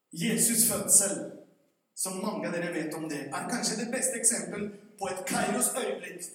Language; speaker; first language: Norwegian; non-native, fluent; Spanish